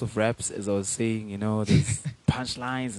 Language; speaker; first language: English; non-native, local second language; Venda